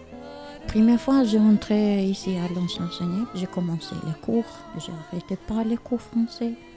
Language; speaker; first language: French; non-native, learner; Albanian